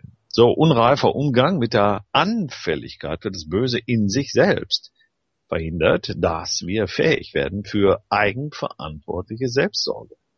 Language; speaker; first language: German; native; German